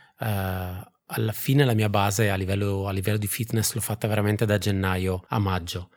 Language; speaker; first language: Italian; native; Italian